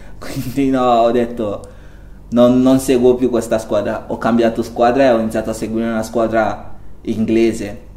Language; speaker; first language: Italian; non-native, fluent; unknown